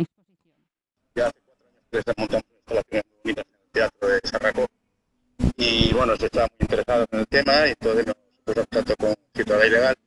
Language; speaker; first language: Spanish; native; Spanish